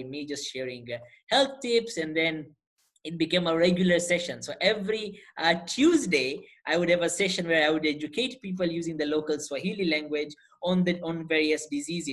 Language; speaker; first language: English; non-native, local second language; Gujarati